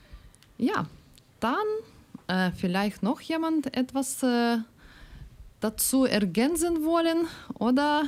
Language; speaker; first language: German; non-native, learner; Ukrainian